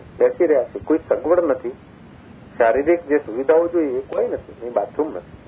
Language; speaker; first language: Gujarati; non-native, local second language; Sindhi